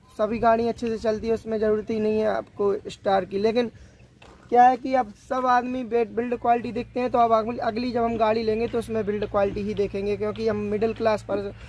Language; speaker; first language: Hindi; native; Hindi